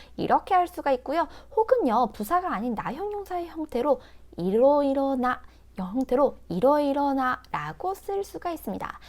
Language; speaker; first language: Korean; native; Korean